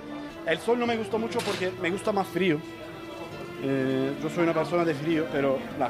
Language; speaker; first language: Spanish; non-native, learner; Turkish